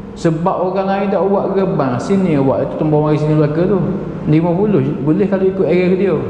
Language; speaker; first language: Malay; native; Malay